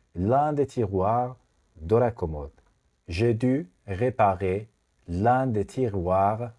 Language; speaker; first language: French; non-native, fluent; Persian